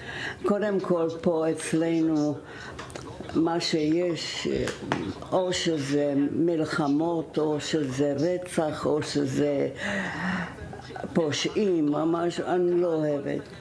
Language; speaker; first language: Hebrew; non-native, fluent; German